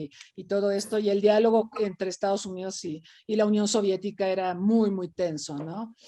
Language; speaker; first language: Spanish; native; Spanish